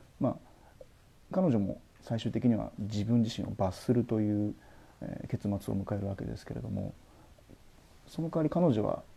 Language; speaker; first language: Japanese; native; Japanese